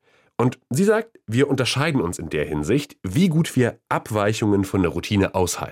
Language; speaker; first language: German; native; German